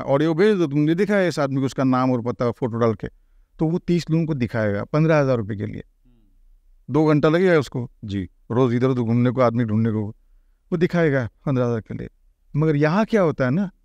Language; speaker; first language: Hindi; non-native, local second language; Marathi